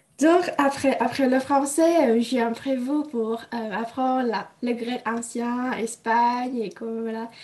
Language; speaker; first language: French; non-native, learner; Indonesian